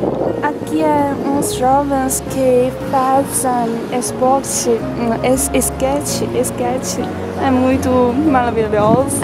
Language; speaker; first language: Portuguese; non-native, learner; Chinese